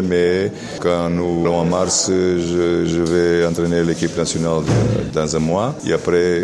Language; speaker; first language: French; non-native, learner; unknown